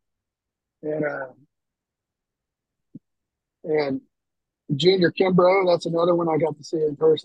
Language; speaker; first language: English; native; English